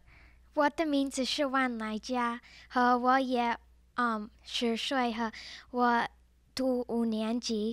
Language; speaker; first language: Chinese; early bilingual, heritage; English